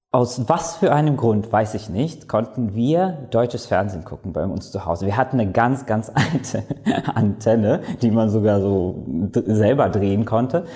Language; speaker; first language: German; non-native, fluent; Latvian